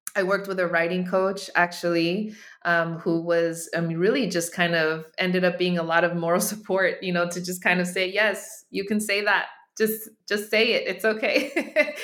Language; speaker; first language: English; native; English